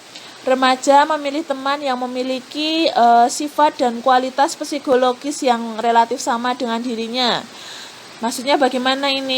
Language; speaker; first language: Indonesian; native; Indonesian